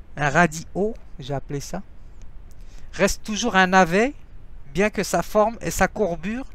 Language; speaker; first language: French; non-native, fluent; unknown